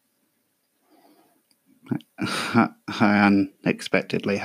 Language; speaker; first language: English; native; English